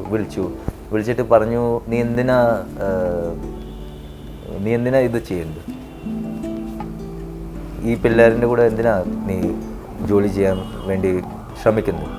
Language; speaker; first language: Malayalam; early bilingual, heritage; Malayalam